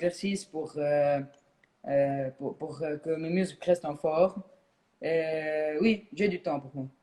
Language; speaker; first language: French; non-native, local second language; Arabic